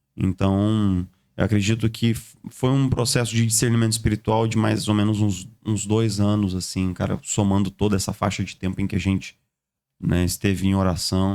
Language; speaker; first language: Portuguese; native; Portuguese